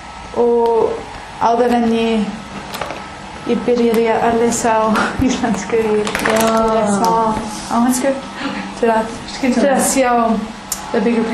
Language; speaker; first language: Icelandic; non-native, learner; English